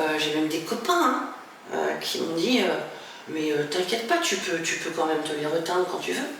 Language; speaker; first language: French; native; French